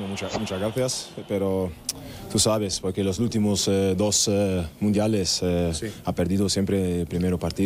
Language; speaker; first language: Spanish; non-native, learner; German